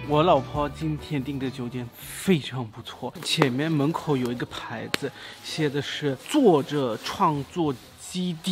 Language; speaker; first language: Chinese; non-native, fluent; German